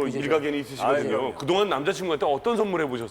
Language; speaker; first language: Korean; native; Korean